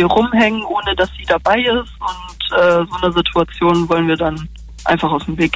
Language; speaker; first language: German; native; German